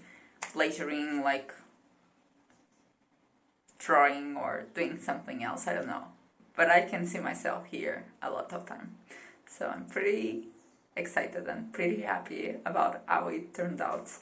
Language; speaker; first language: English; non-native, fluent; Portuguese